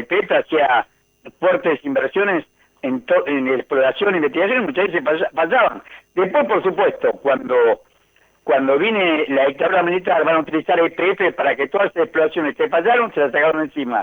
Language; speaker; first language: Spanish; native; Spanish